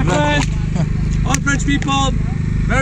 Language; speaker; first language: English; non-native, learner; Italian